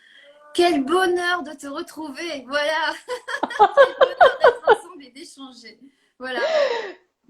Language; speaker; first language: French; native; French